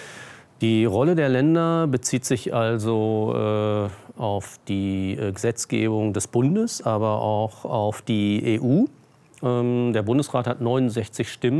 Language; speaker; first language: German; native; German